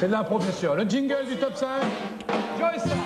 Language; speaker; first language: French; native; French